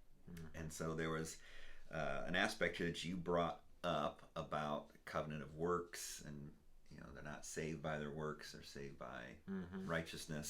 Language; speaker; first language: English; native; English